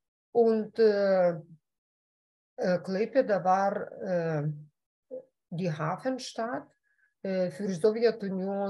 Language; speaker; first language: German; non-native, fluent; Lithuanian